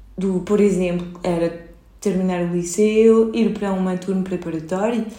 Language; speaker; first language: Portuguese; early bilingual, heritage; Portuguese